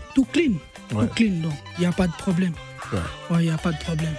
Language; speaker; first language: French; non-native, local second language; Lingala